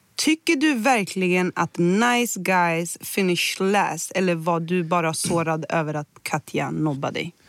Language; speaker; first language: Swedish; early bilingual, other home language; Somali